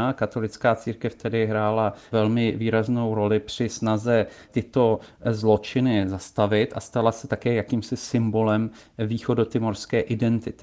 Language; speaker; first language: Czech; native; Czech